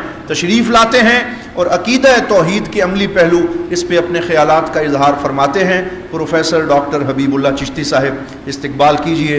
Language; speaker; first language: Urdu; native; Urdu